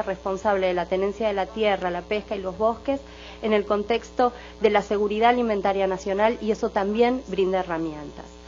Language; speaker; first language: Spanish; native; Spanish